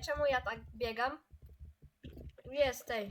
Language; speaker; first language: Polish; native; Polish